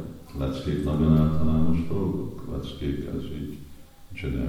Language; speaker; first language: Hungarian; native; Hungarian